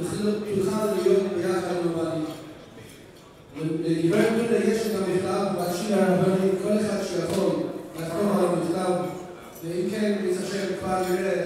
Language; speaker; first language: Hebrew; non-native, fluent; English